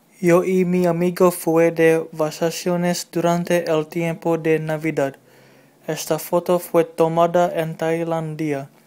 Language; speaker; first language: Spanish; non-native, learner; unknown